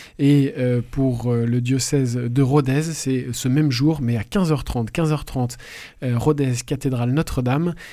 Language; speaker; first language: French; native; French